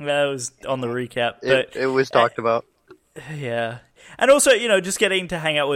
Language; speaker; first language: English; native; English